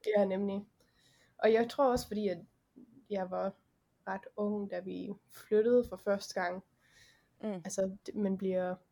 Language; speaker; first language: Danish; early bilingual, heritage; Danish